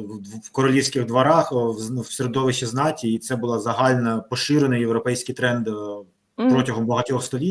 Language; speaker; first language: Ukrainian; native; Ukrainian